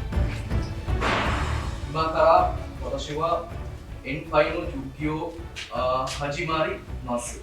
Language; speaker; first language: Japanese; non-native, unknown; Sinhala